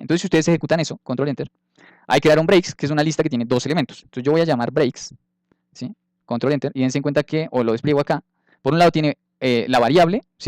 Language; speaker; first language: Spanish; native; Spanish